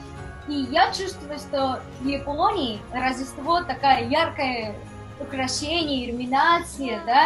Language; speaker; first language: Russian; non-native, fluent; Japanese